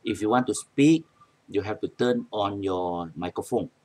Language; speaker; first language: English; non-native, local second language; Malay